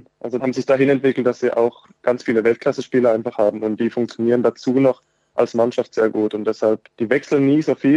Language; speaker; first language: German; native; German